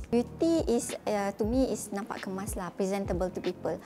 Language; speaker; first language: English; non-native, local second language; Malay